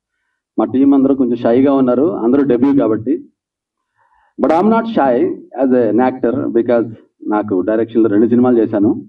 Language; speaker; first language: Telugu; native; Telugu